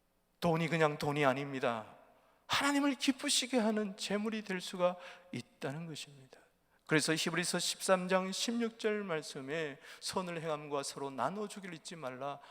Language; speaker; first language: Korean; native; Korean